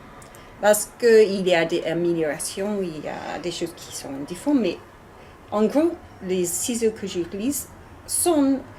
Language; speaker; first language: French; non-native, learner; English